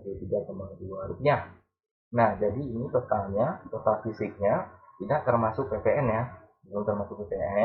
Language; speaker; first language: Indonesian; native; Indonesian